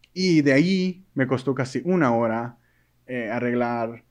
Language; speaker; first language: Spanish; early bilingual, heritage; Spanish